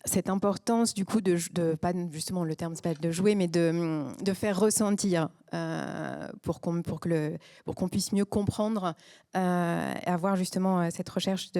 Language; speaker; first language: French; native; French